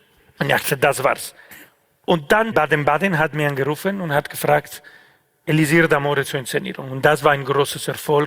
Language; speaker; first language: German; non-native, fluent; Spanish